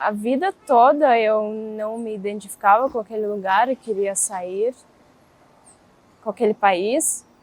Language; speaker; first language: Portuguese; non-native, fluent; Russian